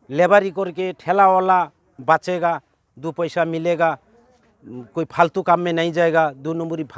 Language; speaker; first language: Hindi; non-native, local second language; Bangla